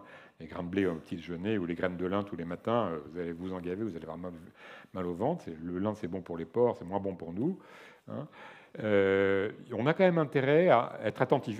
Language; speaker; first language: French; native; French